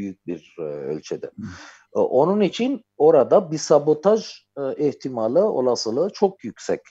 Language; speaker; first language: Turkish; non-native, fluent; Armenian